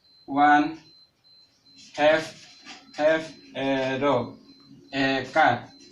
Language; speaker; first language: English; non-native, learner; Indonesian